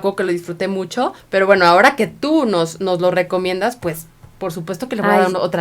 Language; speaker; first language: Spanish; native; Spanish